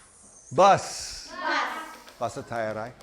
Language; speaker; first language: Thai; non-native, learner; English